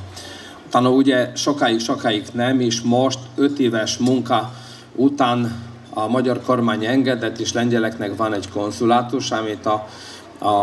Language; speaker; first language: Hungarian; non-native, fluent; Polish